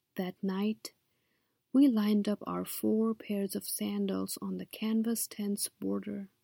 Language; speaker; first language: English; non-native, local second language; Nepali